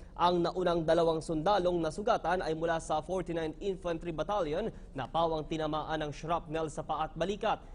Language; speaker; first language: Filipino; native; Filipino